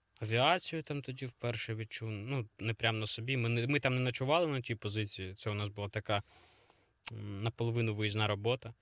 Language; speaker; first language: Ukrainian; native; Ukrainian